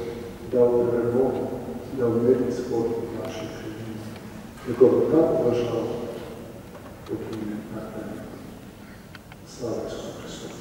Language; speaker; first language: Ukrainian; native; Ukrainian